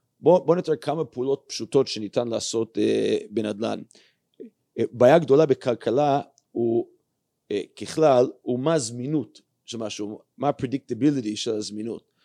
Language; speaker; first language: Hebrew; non-native, fluent; English